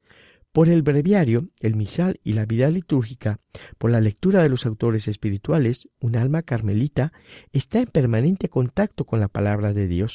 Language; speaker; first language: Spanish; native; Spanish